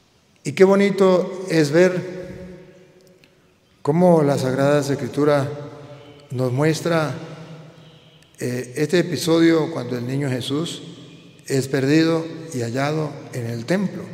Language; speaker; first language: Spanish; native; Spanish